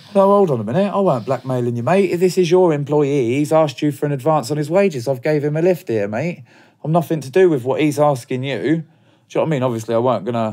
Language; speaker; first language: English; native; English